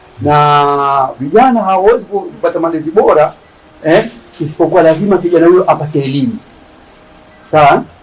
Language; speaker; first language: Swahili; native; Swahili